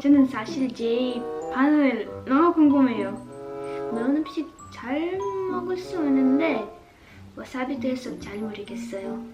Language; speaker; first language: Korean; non-native, learner; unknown